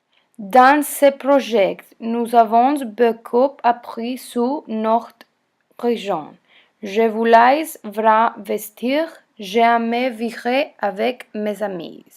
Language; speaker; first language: French; non-native, learner; Spanish